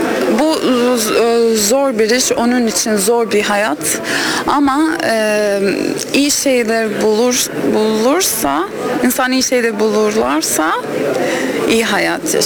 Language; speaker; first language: Turkish; non-native, learner; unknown